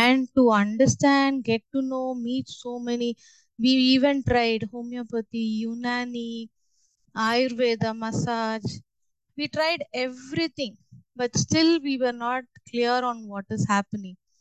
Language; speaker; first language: English; non-native, local second language; Tamil